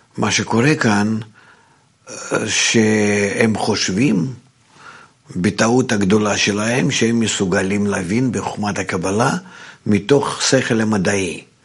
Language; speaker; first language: Hebrew; non-native, fluent; Russian